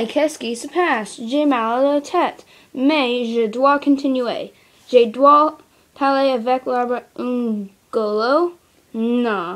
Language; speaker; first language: French; non-native, learner; English